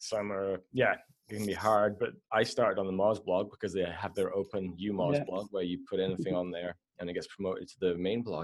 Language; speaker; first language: English; native; English